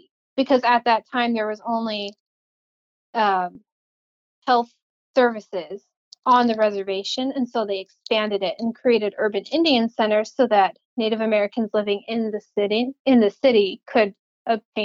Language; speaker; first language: English; native; English